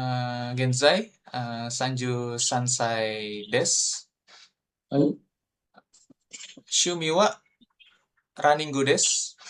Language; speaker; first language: Japanese; non-native, learner; Indonesian